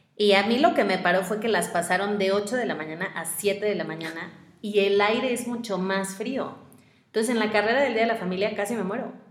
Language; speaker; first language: Spanish; native; Spanish